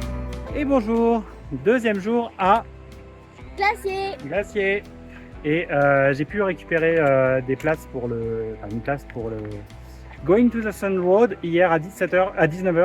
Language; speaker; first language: French; native; French